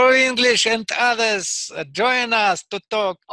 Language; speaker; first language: English; non-native, learner; Russian